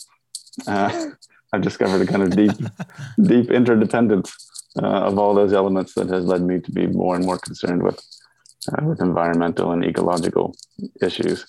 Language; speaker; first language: English; native; English